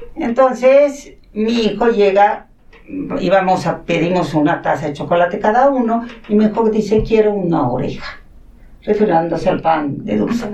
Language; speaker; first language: Spanish; non-native, local second language; Catalan